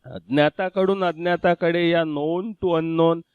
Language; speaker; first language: Hindi; non-native, local second language; Marathi